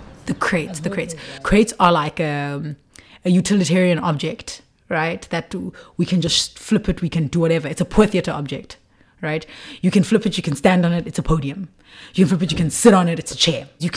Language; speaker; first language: English; non-native, local second language; Xhosa